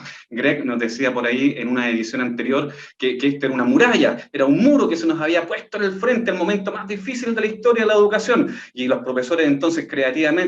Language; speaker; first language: Spanish; native; Spanish